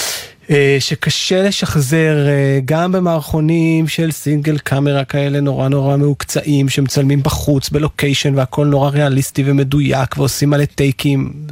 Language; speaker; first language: Hebrew; native; Hebrew